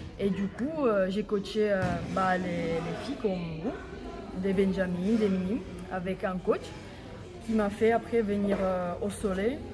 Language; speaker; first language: French; non-native, fluent; Czech